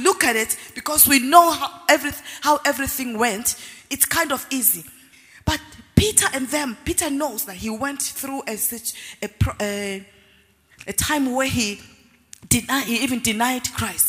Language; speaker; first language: English; non-native, local second language; Zulu